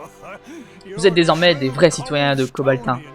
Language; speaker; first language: French; native; French